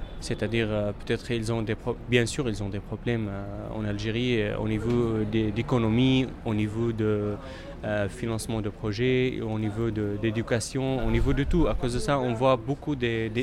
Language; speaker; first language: French; non-native, fluent; Arabic